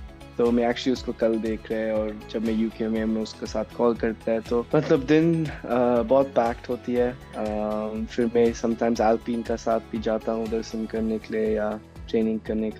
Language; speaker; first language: Hindi; non-native, local second language; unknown